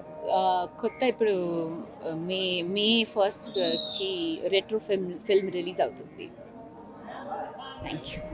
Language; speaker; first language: Telugu; non-native, learner; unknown